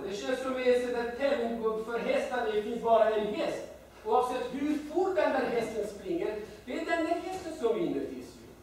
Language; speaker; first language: Swedish; non-native, fluent; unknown